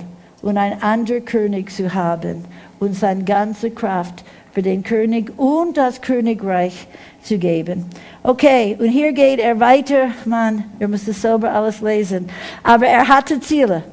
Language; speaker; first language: German; non-native, fluent; English